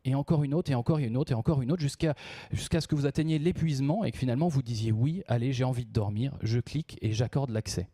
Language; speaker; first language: French; native; French